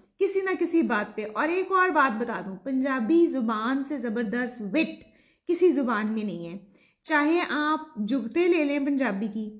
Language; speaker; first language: Urdu; native; Urdu